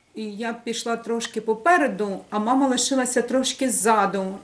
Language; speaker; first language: Ukrainian; native; Ukrainian